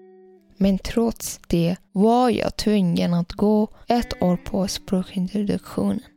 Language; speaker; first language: Swedish; non-native, learner; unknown